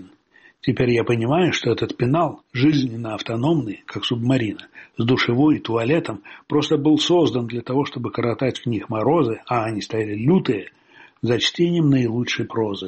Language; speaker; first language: Russian; native; Russian